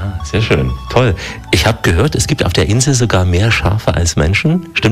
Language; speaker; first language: German; native; German